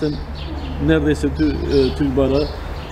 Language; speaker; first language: Turkish; non-native, local second language; Albanian